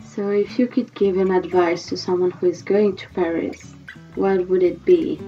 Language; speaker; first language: English; non-native, fluent; French